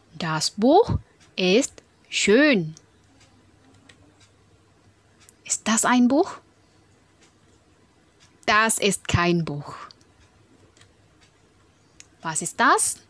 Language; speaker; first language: German; non-native, fluent; Indonesian